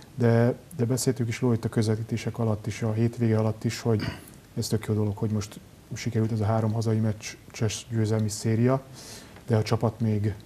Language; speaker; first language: Hungarian; native; Hungarian